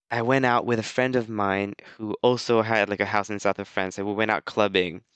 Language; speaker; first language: English; non-native, fluent; French